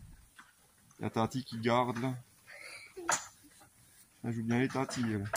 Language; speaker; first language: French; native; French